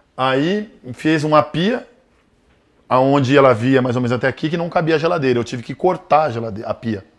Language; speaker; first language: Portuguese; native; Portuguese